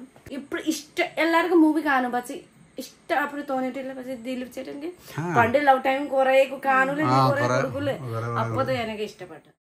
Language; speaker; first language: Malayalam; non-native, learner; Nepali